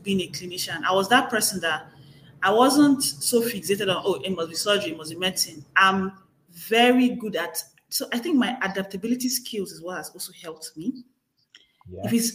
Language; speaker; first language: English; non-native, local second language; Igbo